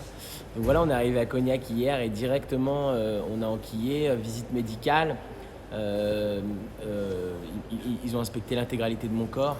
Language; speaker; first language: French; native; French